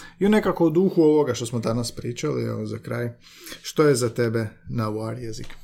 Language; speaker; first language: Croatian; native; Croatian